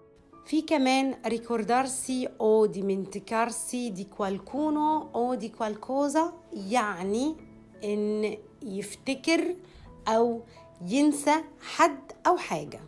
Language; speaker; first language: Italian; non-native, fluent; Arabic